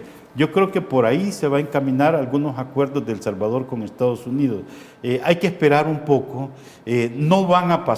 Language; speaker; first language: Spanish; native; Spanish